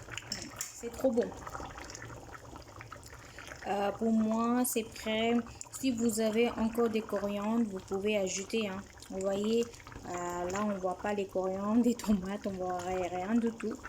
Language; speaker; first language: French; non-native, fluent; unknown